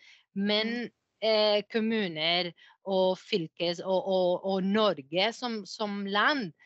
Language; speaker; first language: Norwegian; non-native, fluent; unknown